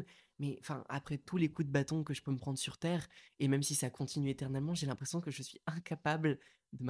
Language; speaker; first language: French; native; French